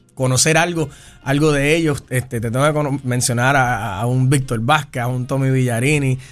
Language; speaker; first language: Spanish; native; Spanish